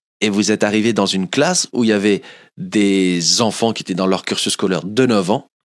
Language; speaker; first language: French; early bilingual, other home language; Portuguese